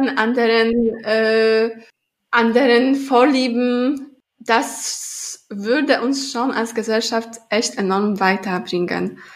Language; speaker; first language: German; non-native, fluent; Polish